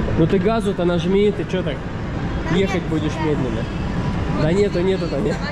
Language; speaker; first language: Russian; native; Russian